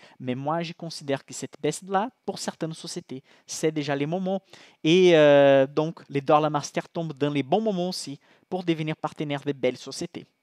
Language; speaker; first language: French; non-native, fluent; Portuguese